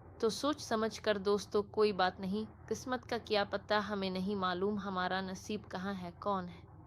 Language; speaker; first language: Urdu; non-native, fluent; Indonesian